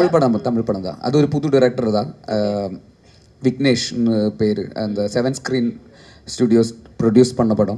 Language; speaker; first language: Tamil; non-native, learner; Malayalam